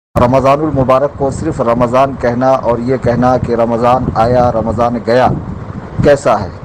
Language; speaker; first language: Urdu; native; Urdu